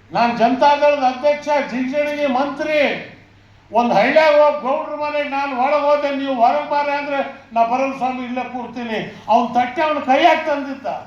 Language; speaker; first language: Kannada; non-native, local second language; Urdu